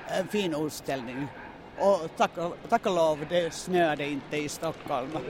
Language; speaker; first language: Swedish; non-native, local second language; Finnish